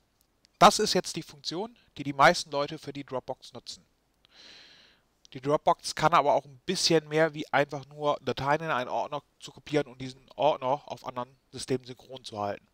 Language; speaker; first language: German; native; German